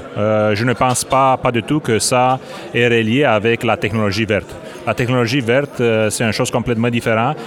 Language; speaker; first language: French; non-native, fluent; Romanian